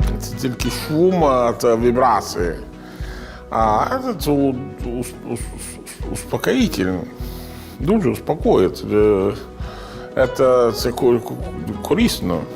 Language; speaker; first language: Ukrainian; non-native, learner; Italian